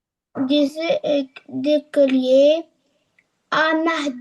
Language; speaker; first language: French; non-native, learner; Arabic